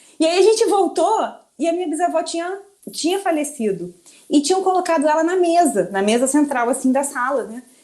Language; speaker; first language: Portuguese; early bilingual, other home language; Spanish